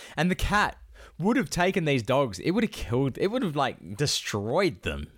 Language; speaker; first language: English; native; English